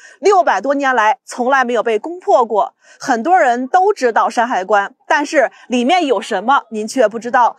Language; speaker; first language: Chinese; native; Chinese